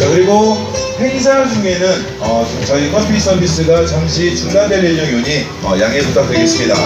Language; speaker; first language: Korean; native; Korean